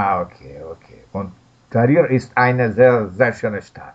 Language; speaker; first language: German; non-native, fluent; Russian